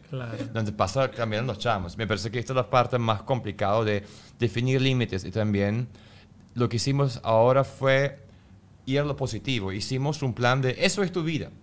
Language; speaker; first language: Spanish; non-native, fluent; German